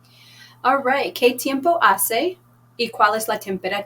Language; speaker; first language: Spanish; non-native, fluent; English